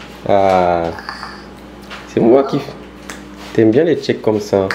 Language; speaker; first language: French; native; French